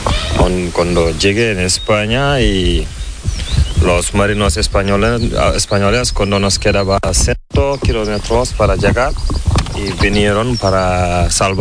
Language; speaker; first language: Spanish; non-native, learner; Fula